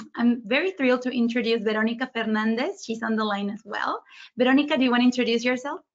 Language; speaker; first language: English; early bilingual, other home language; Spanish